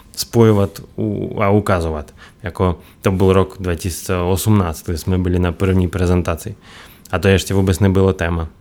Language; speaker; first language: Czech; non-native, fluent; Russian